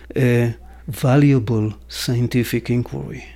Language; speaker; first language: English; non-native, fluent; Hebrew